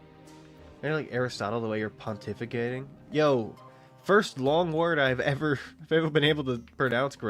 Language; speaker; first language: English; native; English